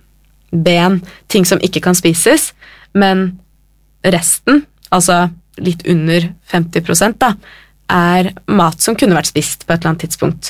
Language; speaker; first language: Norwegian; native; Norwegian